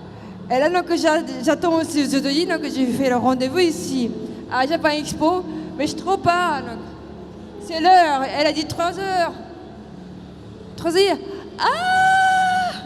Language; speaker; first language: French; non-native, fluent; Japanese